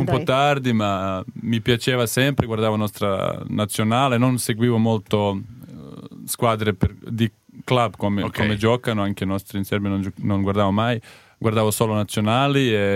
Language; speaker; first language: Italian; non-native, learner; Serbian